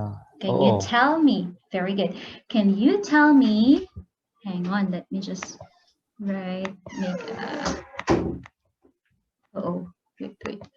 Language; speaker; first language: English; non-native, local second language; Filipino